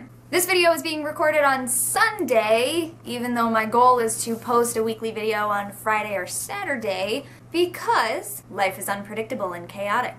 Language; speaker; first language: English; native; English